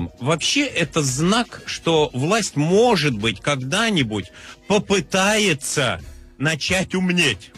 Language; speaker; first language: Russian; native; Russian